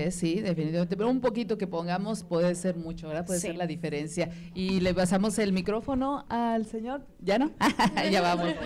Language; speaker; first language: Spanish; native; Spanish